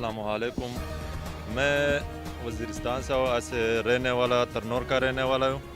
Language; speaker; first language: Hindi; non-native, local second language; Pashto